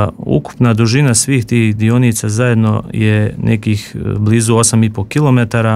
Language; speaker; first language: Croatian; native; Croatian